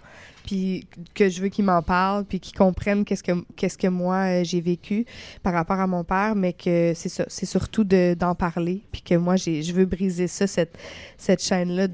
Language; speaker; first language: French; native; French